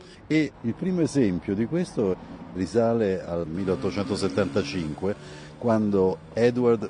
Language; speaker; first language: Italian; native; Italian